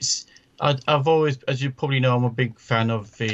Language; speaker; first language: English; native; English